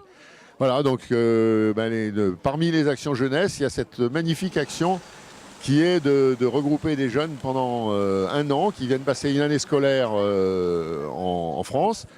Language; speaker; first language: French; native; French